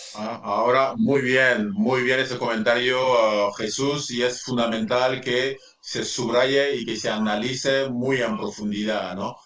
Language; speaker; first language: Spanish; non-native, fluent; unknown